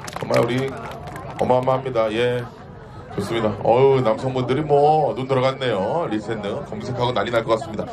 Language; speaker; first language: Korean; native; Korean